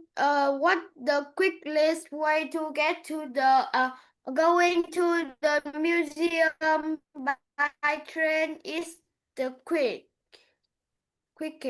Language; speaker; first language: English; non-native, learner; Vietnamese